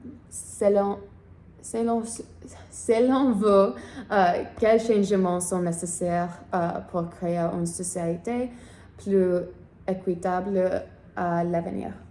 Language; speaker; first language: French; non-native, learner; English